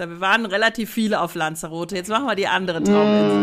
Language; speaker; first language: German; native; German